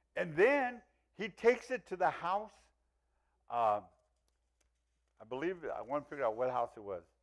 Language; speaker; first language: English; early bilingual, other home language; Spanish